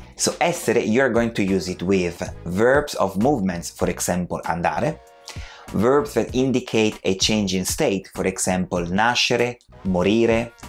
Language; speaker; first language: English; non-native, fluent; Italian